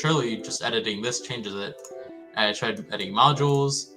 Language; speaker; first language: English; native; English